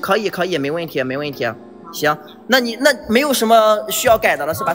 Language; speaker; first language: Chinese; native; Chinese